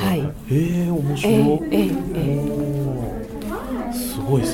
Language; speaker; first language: Japanese; native; Japanese